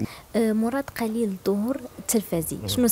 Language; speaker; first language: Arabic; native; Arabic